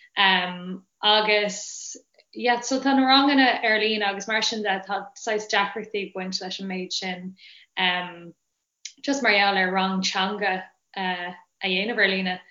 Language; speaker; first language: Irish; non-native, local second language; English